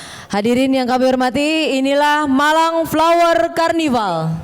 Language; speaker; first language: Indonesian; native; Indonesian